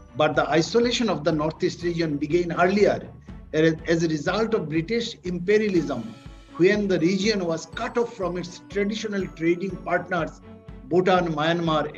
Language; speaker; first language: English; non-native, local second language; Bangla